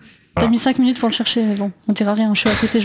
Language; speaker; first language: French; native; French